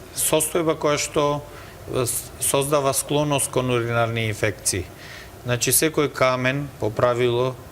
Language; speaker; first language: Macedonian; native; Macedonian